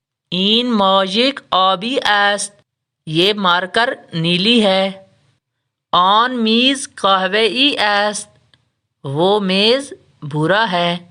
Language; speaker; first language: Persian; non-native, fluent; Urdu